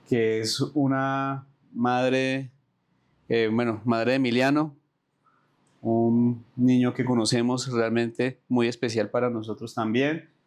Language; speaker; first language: Spanish; native; Spanish